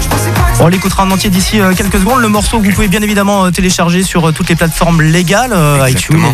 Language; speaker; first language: French; native; French